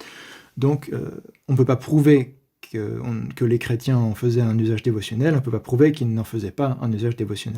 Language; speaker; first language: French; native; French